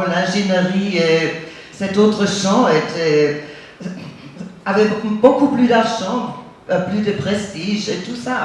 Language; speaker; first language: French; non-native, fluent; German